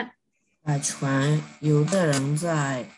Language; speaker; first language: Chinese; non-native, learner; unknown